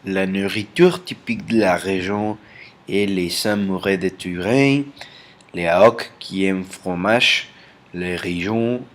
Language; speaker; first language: French; non-native, learner; Spanish